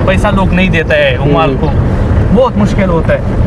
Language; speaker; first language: Hindi; non-native, fluent; Pashto